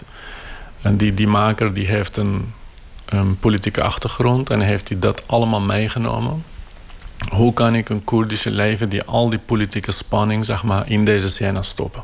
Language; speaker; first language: Dutch; non-native, fluent; Kurdish